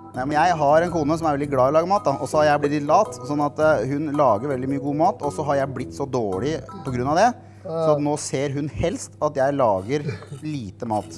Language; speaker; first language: Norwegian; native; Norwegian